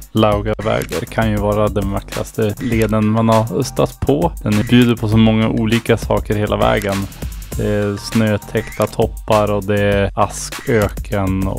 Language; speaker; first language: Swedish; native; Swedish